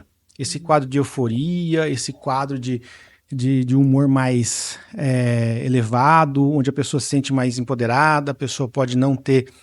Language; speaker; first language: Portuguese; native; Portuguese